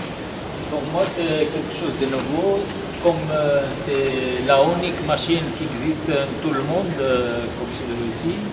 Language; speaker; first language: French; non-native, fluent; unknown